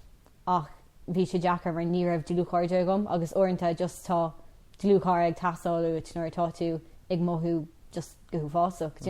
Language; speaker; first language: Irish; non-native, local second language; English